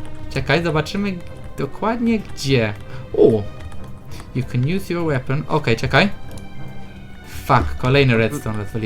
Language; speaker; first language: Polish; native; Polish